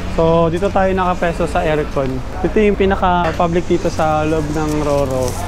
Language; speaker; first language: Filipino; native; Filipino